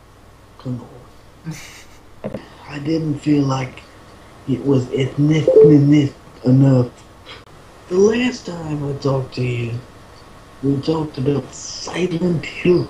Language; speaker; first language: English; native; English